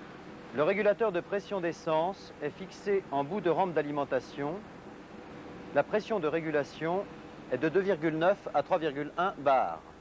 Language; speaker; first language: French; native; French